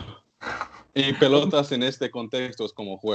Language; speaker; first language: Spanish; non-native, learner; English